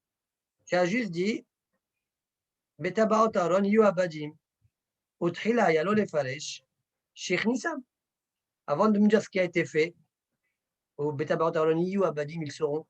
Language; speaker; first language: French; native; French